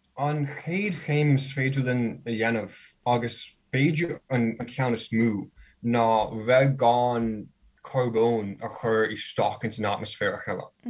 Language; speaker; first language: Irish; non-native, fluent; English